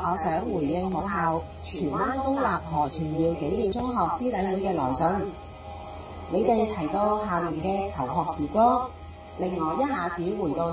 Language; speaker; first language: Chinese; native; Chinese